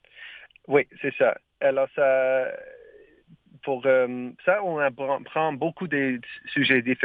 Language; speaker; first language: French; non-native, learner; English